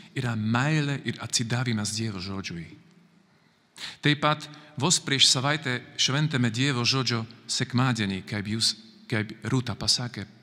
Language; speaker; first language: Lithuanian; non-native, fluent; Slovak